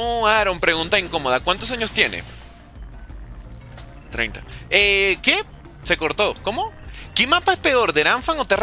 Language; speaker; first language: Spanish; native; Spanish